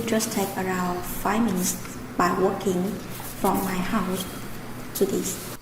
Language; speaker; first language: English; non-native, learner; Chinese